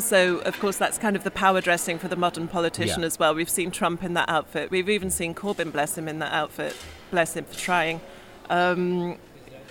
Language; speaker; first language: English; native; English